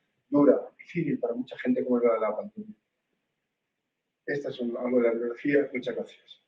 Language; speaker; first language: Spanish; native; Spanish